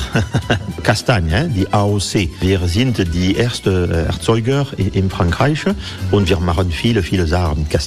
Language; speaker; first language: German; non-native, learner; French